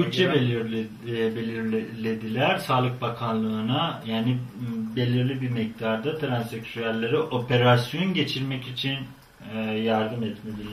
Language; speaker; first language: Turkish; non-native, fluent; Persian